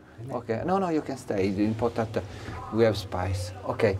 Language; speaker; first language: English; non-native, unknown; Italian